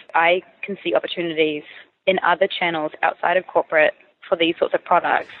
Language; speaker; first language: English; native; English